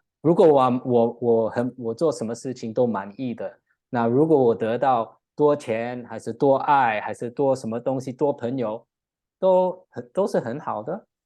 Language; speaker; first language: Chinese; non-native, learner; English